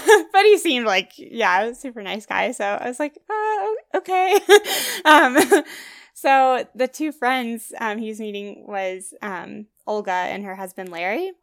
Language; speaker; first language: English; native; English